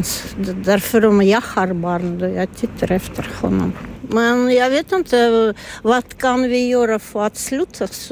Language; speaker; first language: Swedish; non-native, learner; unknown